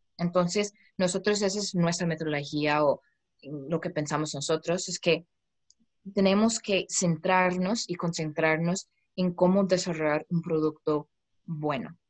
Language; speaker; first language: Spanish; non-native, fluent; English